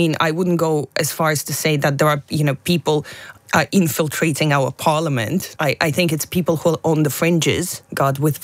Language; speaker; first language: English; non-native, fluent; Russian